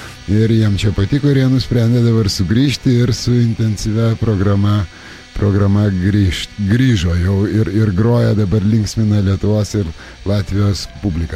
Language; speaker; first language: Lithuanian; native; Lithuanian